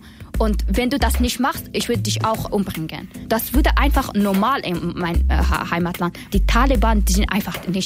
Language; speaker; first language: German; non-native, learner; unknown